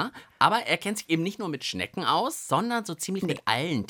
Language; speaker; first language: German; native; German